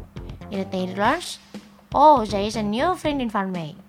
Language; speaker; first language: Dutch; non-native, learner; Indonesian